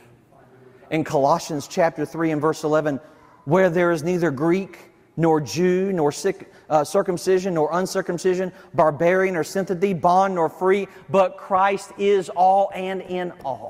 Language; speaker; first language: English; native; English